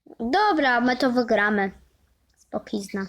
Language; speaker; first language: Polish; native; Polish